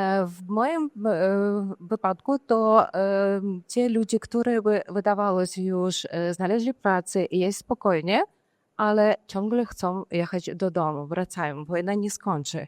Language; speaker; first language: Polish; non-native, fluent; Ukrainian